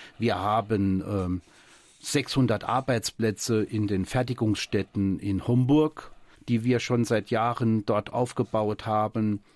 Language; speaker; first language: German; early bilingual, other home language; Italian